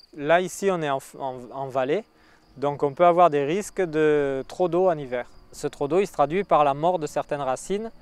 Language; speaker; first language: French; native; French